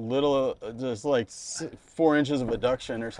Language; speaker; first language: English; native; English